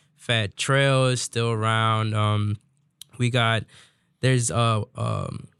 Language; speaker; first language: English; native; English